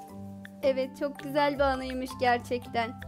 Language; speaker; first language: Turkish; native; Turkish